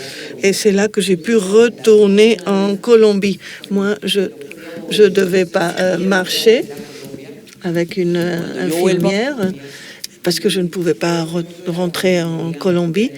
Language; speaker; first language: French; non-native, fluent; Spanish